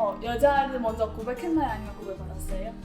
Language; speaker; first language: Korean; non-native, fluent; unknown